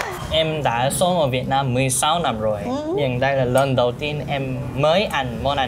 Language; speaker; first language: Vietnamese; non-native, fluent; Korean